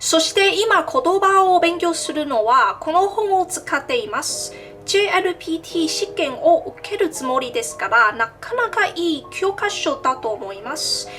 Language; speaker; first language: Japanese; non-native, learner; Min Nan Chinese